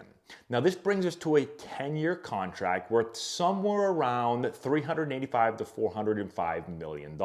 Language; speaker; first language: English; native; English